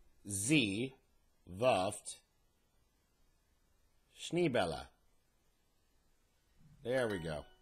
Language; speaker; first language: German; non-native, learner; English